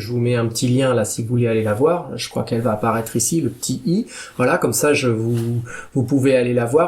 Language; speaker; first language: French; native; French